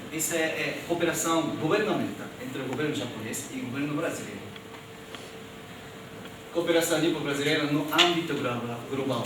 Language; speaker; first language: Portuguese; non-native, fluent; Japanese